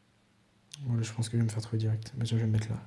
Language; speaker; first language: French; native; French